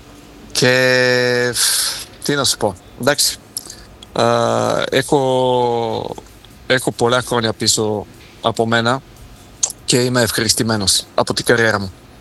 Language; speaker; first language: Greek; non-native, fluent; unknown